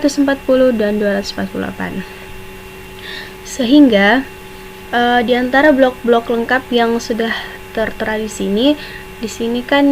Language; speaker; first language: Indonesian; native; Indonesian